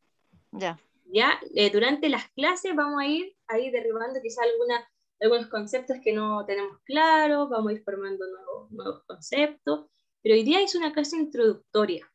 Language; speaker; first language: Spanish; native; Spanish